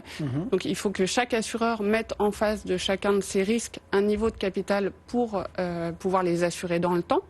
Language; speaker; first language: French; native; French